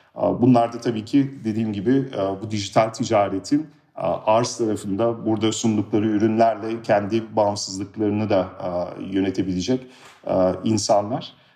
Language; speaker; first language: Turkish; early bilingual, heritage; Turkish